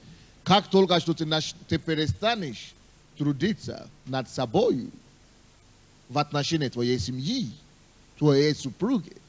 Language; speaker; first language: Russian; non-native, fluent; Yoruba